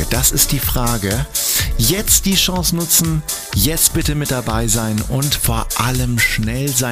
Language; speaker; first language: German; native; German